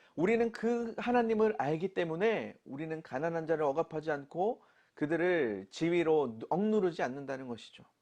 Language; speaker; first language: Korean; native; Korean